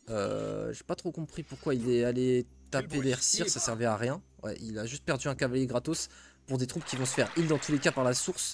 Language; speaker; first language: French; native; French